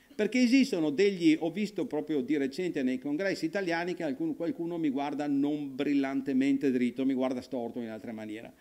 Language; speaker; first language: Italian; native; Italian